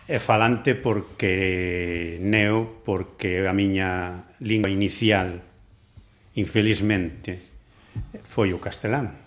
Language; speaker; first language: Galician; non-native, local second language; Spanish